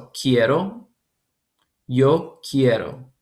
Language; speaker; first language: Spanish; non-native, fluent; English